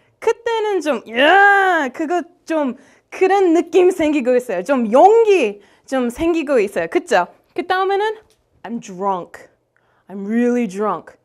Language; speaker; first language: Korean; non-native, learner; English